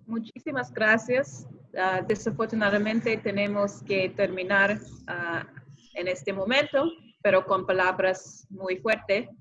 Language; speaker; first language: Spanish; non-native, fluent; English